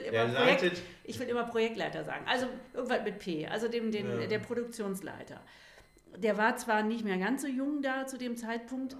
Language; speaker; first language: German; native; German